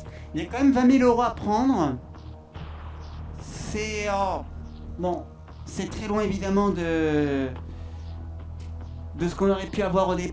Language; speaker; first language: French; native; French